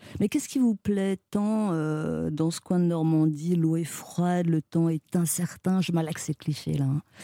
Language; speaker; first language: French; native; French